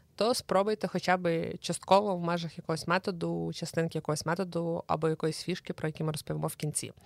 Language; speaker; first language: Ukrainian; native; Ukrainian